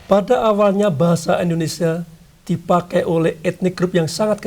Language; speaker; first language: Indonesian; non-native, local second language; Javanese